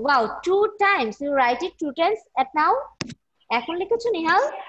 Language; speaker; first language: English; non-native, local second language; Bangla